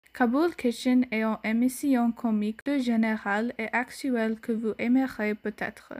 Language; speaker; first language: French; non-native, learner; English